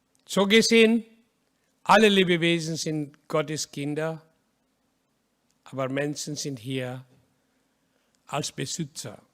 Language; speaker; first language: German; non-native, learner; Hindi